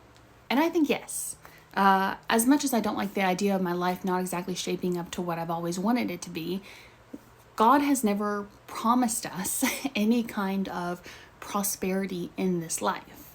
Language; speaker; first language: English; native; English